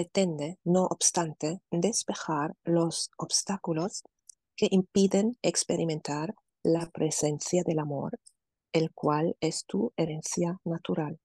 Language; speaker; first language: Spanish; non-native, fluent; German